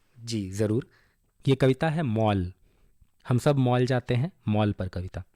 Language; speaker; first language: Hindi; non-native, local second language; Bangla